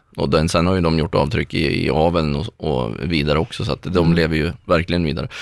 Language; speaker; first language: Swedish; native; Swedish